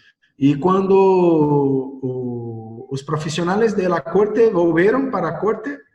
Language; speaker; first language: Spanish; non-native, learner; Portuguese